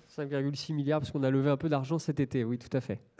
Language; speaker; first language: French; native; French